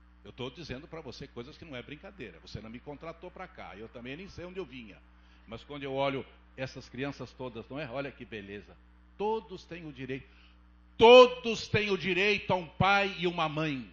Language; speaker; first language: Portuguese; native; Portuguese